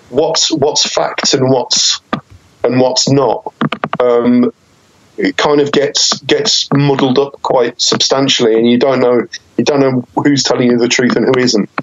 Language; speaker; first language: English; native; English